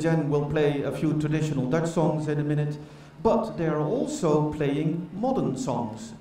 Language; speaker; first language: English; non-native, fluent; Dutch